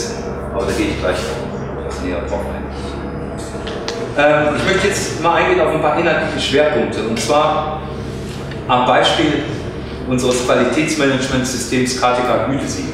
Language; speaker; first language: German; native; German